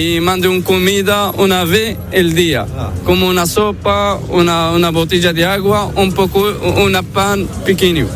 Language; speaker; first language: Spanish; non-native, learner; Arabic